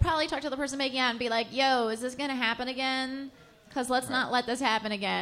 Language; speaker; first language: English; native; English